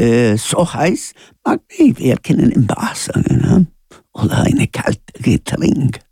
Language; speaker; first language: German; non-native, learner; Spanish